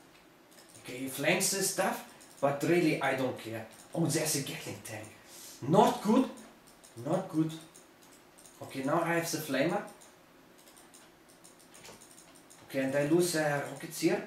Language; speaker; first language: English; non-native, learner; German